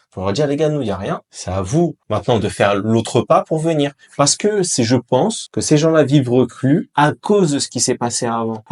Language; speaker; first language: French; early bilingual, other home language; Arabic